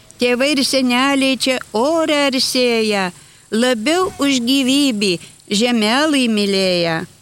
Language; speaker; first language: Lithuanian; native; Lithuanian